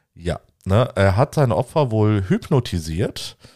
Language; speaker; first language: German; native; German